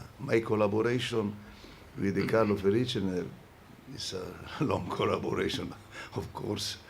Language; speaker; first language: English; non-native, fluent; Italian